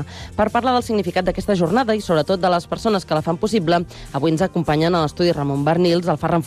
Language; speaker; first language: Catalan; native; Catalan